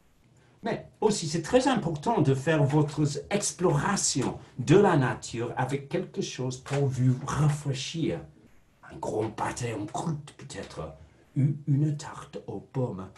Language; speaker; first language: French; non-native, fluent; English